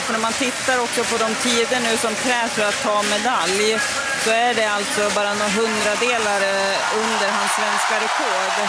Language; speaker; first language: Swedish; native; Swedish